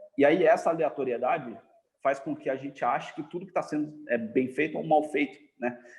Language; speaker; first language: Portuguese; native; Portuguese